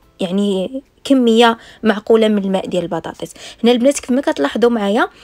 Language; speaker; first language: Arabic; native; Arabic